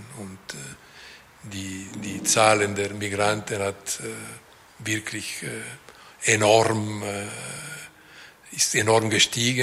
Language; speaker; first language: German; non-native, local second language; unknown